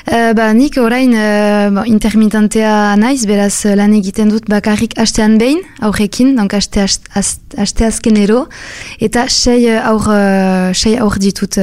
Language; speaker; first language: Basque; non-native, local second language; French